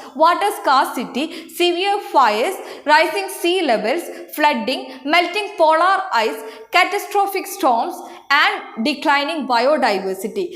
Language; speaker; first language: English; non-native, local second language; Malayalam